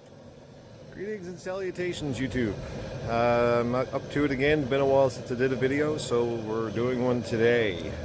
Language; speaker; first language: English; native; English